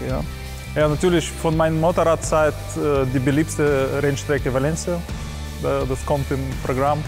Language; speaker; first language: German; non-native, learner; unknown